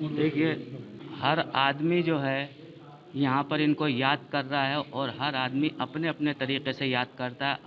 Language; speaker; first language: Urdu; native; Urdu